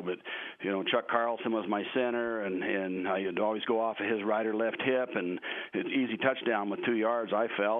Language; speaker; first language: English; native; English